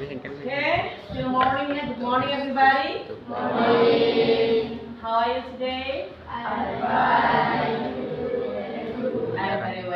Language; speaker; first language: English; non-native, learner; Indonesian